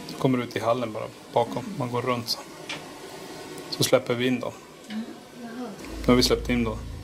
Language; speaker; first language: Swedish; native; Swedish